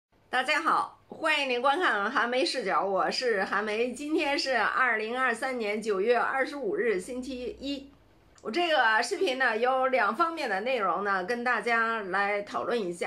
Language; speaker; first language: Chinese; native; Chinese